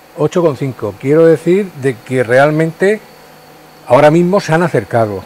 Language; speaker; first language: Spanish; native; Spanish